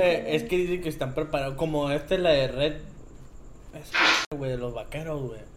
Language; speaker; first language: Spanish; native; Spanish